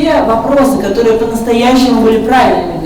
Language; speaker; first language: Russian; native; Russian